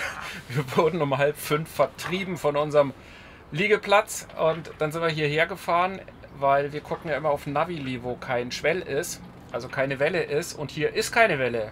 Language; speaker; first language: German; native; German